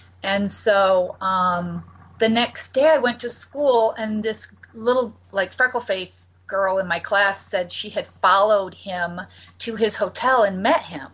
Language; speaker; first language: English; native; English